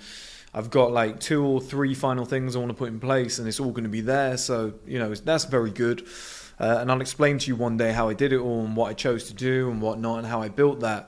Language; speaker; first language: English; native; English